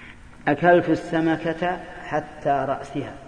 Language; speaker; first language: Arabic; native; Arabic